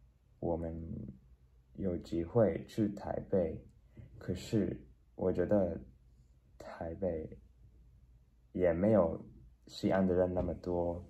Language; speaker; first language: Chinese; non-native, learner; Spanish